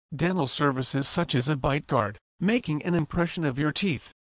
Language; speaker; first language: English; non-native, fluent; Spanish